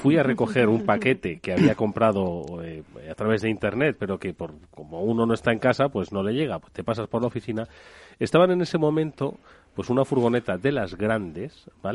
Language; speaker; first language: Spanish; native; Spanish